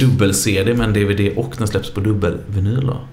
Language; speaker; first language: Swedish; native; Swedish